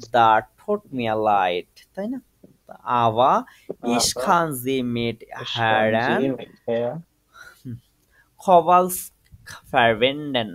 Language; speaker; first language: German; non-native, fluent; Bangla